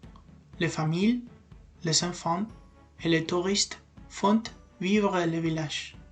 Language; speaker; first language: French; non-native, learner; Spanish